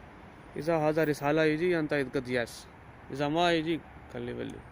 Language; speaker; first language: Arabic; non-native, learner; Urdu